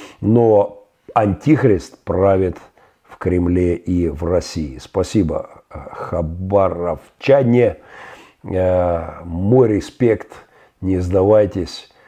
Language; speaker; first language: Russian; native; Russian